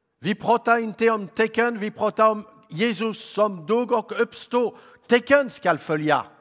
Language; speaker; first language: Swedish; non-native, learner; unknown